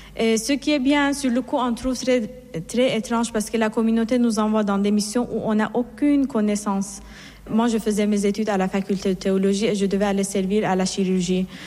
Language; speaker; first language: French; non-native, fluent; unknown